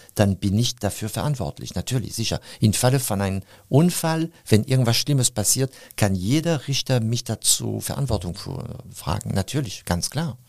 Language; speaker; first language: German; non-native, fluent; French